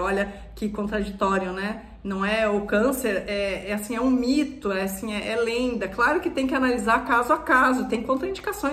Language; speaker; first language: Portuguese; native; Portuguese